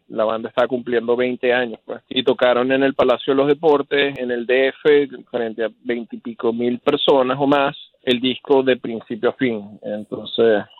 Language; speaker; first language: Spanish; native; Spanish